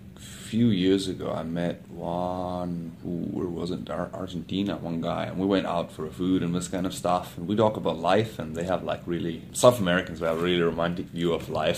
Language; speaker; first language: English; non-native, fluent; Estonian